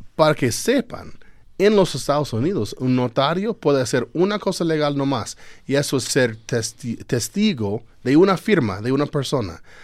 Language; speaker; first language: Spanish; non-native, fluent; English